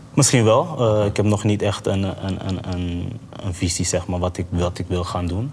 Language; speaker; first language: Dutch; early bilingual, other home language; Papiamento